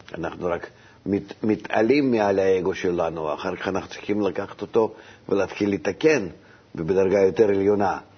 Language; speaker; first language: Hebrew; non-native, fluent; Russian